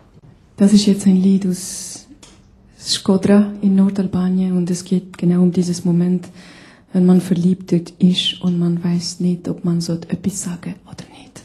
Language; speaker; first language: German; non-native, fluent; Albanian